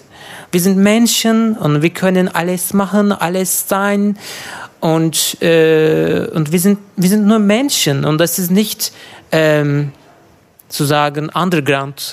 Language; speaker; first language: German; non-native, learner; Turkish